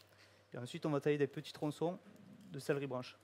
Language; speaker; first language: French; native; French